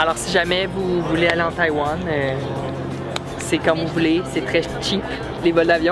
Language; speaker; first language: French; native; French